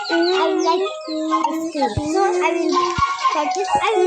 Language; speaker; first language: English; non-native, learner; Bangla